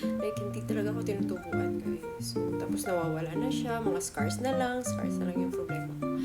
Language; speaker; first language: Filipino; non-native, local second language; Hiligaynon